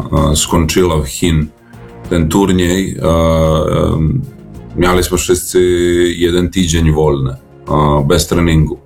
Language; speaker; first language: Polish; non-native, learner; Serbian